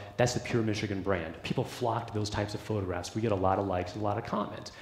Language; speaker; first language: English; native; English